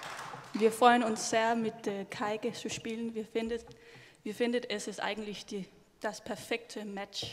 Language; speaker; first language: German; non-native, learner; Danish